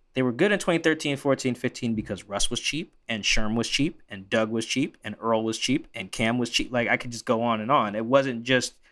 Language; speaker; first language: English; native; English